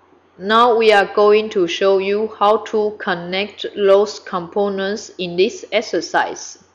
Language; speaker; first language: English; non-native, fluent; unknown